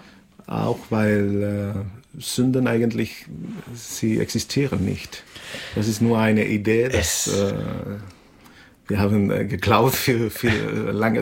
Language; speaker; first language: German; non-native, fluent; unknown